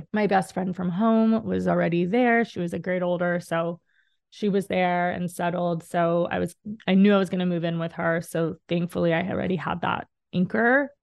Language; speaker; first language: English; native; English